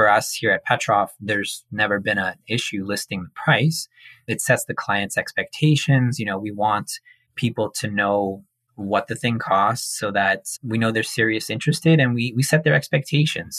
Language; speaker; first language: English; native; English